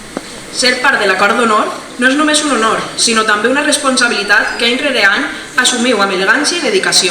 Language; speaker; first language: Catalan; native; Catalan